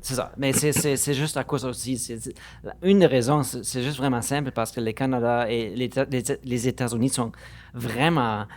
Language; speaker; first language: French; non-native, fluent; German